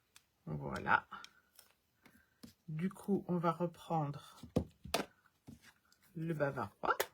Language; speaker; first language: French; native; French